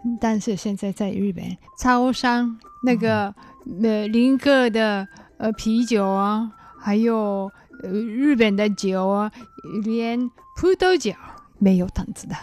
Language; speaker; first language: Chinese; non-native, learner; Japanese